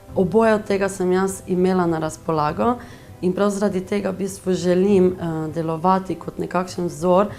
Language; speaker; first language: Slovenian; non-native, local second language; Romany